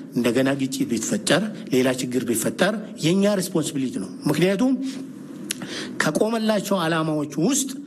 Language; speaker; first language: Amharic; non-native, local second language; Oromo